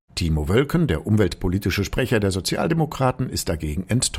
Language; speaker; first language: German; native; German